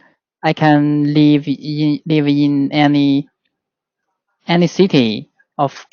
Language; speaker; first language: English; non-native, learner; Chinese